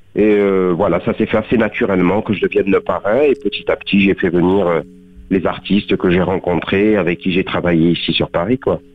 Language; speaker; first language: French; native; French